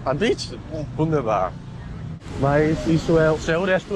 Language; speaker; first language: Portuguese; non-native, learner; Dutch